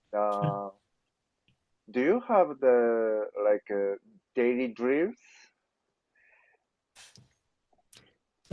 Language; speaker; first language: English; non-native, learner; Japanese